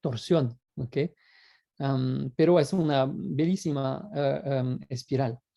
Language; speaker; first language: Spanish; non-native, fluent; French